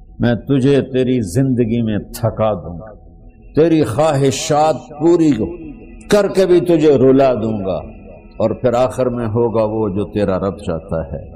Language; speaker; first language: Urdu; non-native, local second language; Punjabi